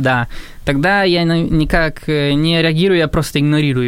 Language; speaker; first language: Russian; non-native, fluent; Spanish